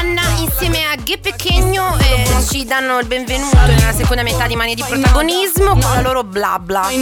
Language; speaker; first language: Italian; native; Italian